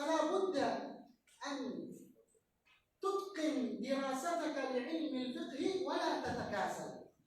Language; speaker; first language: Arabic; native; Arabic